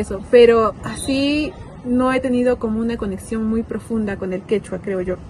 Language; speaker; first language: Spanish; native; Spanish